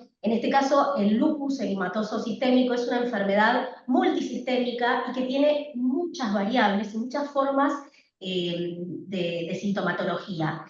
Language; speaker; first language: Spanish; native; Spanish